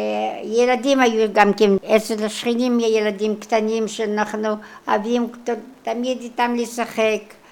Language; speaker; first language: Hebrew; non-native, local second language; Polish